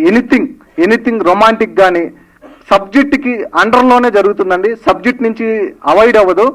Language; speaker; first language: Telugu; native; Telugu